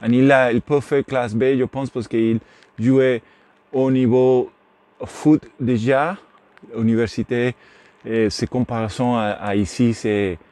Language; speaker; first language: French; non-native, learner; Spanish